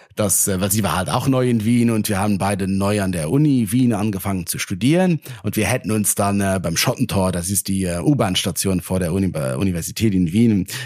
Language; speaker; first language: German; non-native, local second language; Luxembourgish